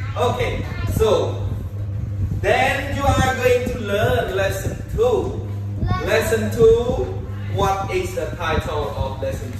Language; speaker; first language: English; non-native, learner; Khmer